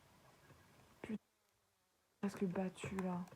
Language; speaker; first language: French; native; French